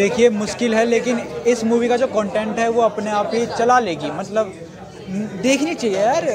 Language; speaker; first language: Hindi; native; Hindi